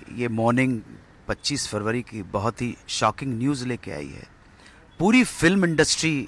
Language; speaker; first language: Hindi; native; Hindi